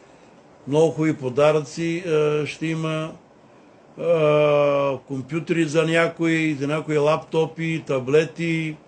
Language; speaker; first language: Bulgarian; non-native, local second language; Romany